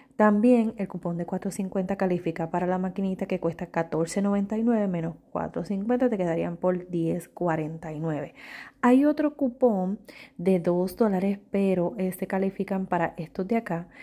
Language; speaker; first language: Spanish; native; Spanish